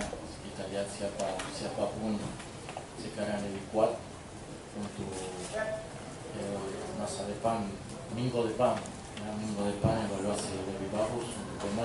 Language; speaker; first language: Indonesian; non-native, learner; Spanish